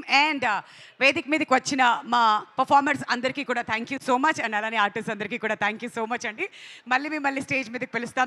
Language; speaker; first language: Telugu; native; Telugu